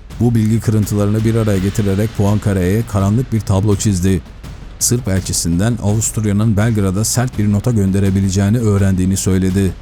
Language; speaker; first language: Turkish; native; Turkish